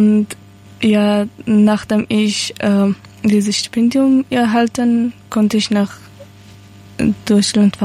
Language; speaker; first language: German; non-native, learner; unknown